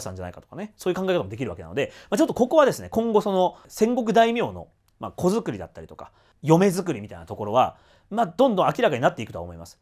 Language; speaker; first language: Japanese; native; Japanese